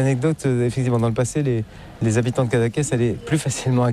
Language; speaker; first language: French; native; French